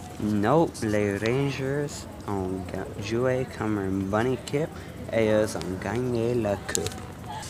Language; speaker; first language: French; non-native, learner; English